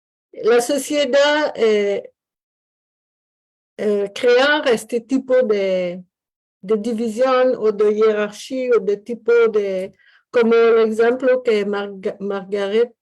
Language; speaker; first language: Spanish; non-native, learner; French